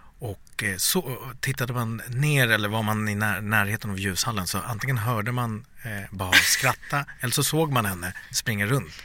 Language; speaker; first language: Swedish; early bilingual, other home language; Bangla